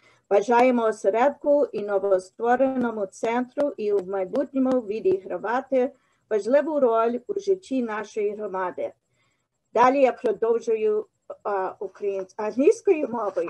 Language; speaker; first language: Ukrainian; early bilingual, heritage; Ukrainian